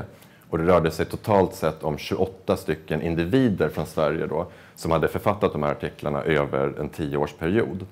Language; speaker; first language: Swedish; native; Swedish